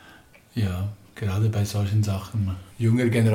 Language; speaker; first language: German; native; German